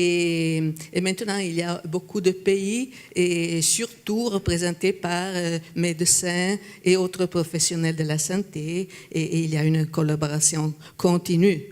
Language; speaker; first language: French; non-native, fluent; Italian